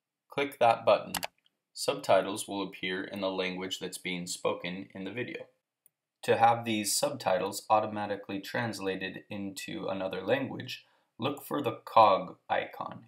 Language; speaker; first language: English; native; English